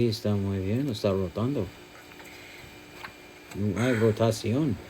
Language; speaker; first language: Spanish; non-native, learner; English